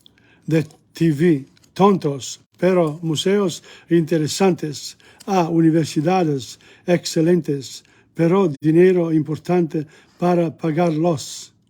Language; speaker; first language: Spanish; non-native, learner; English